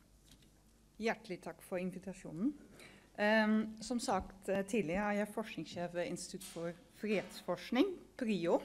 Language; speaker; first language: Norwegian; non-native, fluent; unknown